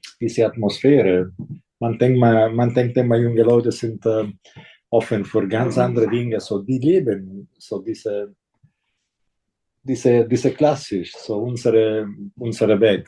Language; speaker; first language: German; non-native, fluent; Italian